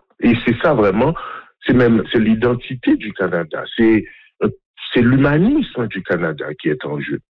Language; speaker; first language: French; non-native, local second language; Haitian Creole